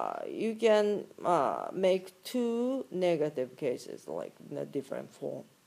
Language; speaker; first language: English; non-native, fluent; Japanese